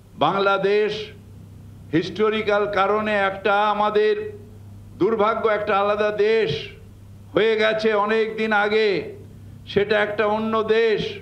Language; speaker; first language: Bangla; native; Bangla